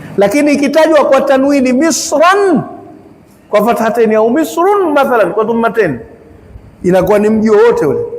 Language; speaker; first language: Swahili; native; Swahili